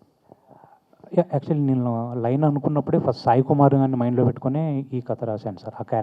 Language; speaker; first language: Telugu; native; Telugu